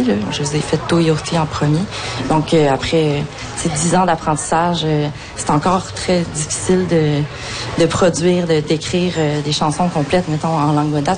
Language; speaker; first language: French; native; French